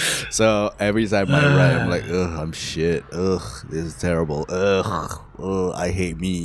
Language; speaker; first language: English; non-native, local second language; Malay